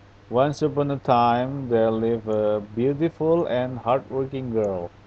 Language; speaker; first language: English; non-native, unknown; Indonesian